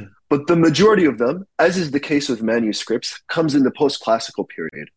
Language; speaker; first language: English; native; English